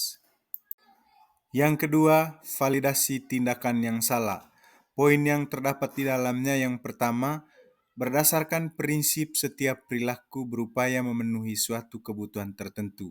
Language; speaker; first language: Indonesian; non-native, local second language; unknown